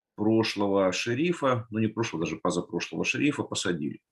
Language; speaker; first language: Russian; native; Russian